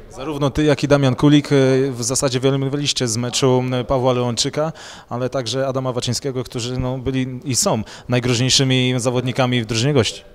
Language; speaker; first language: Polish; native; Polish